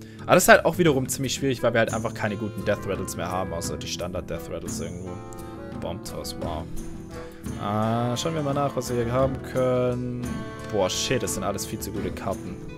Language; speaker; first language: German; native; German